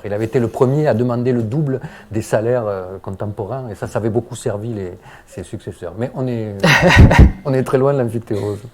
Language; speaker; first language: French; native; French